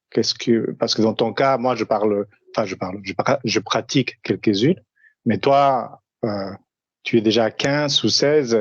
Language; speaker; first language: French; non-native, fluent; Spanish